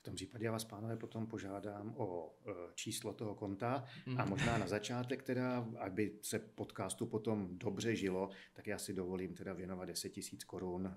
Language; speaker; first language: Czech; native; Czech